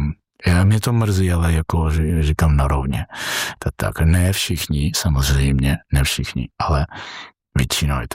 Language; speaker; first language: Czech; non-native, learner; Georgian